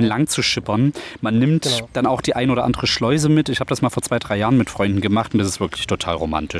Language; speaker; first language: German; native; German